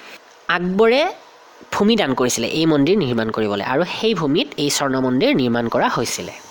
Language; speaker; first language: Assamese; native; Assamese